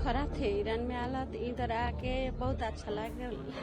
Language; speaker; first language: Hindi; non-native, learner; Nepali